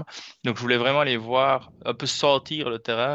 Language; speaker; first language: French; native; French